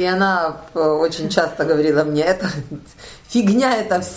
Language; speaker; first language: Russian; native; Russian